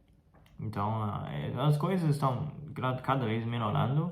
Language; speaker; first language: Portuguese; non-native, fluent; Chinese